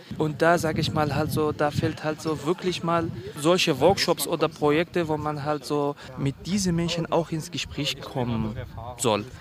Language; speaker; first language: German; non-native, fluent; Kurdish